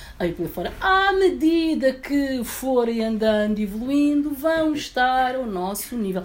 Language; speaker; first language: Portuguese; early bilingual, other home language; Upper Guinea Crioulo